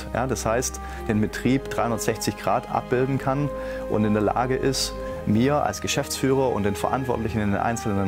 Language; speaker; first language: German; native; German